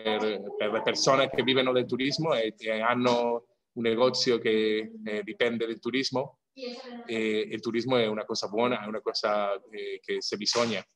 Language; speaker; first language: Italian; non-native, fluent; Spanish